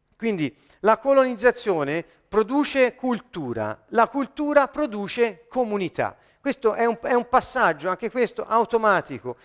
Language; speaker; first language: Italian; native; Italian